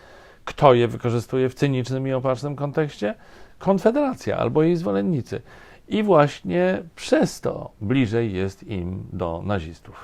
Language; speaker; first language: Polish; native; Polish